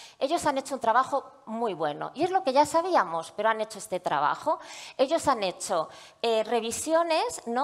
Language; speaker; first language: Spanish; native; Spanish